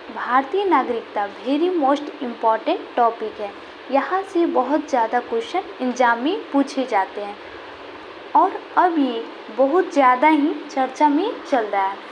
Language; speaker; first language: Hindi; native; Hindi